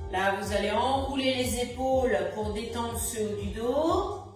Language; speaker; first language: French; native; French